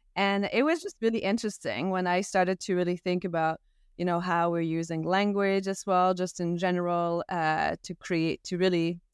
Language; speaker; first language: English; non-native, fluent; French